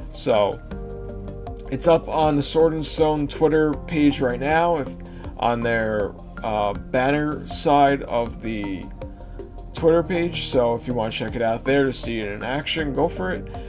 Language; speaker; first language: English; native; English